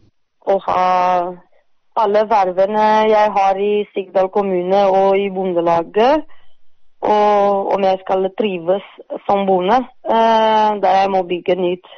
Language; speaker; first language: Norwegian; non-native, fluent; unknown